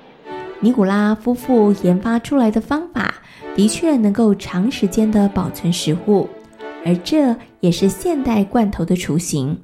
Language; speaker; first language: Chinese; native; Chinese